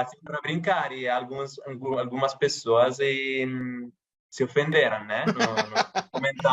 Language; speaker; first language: Portuguese; non-native, fluent; Italian